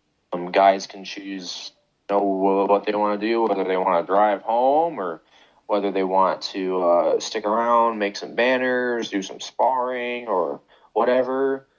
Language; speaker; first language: English; native; English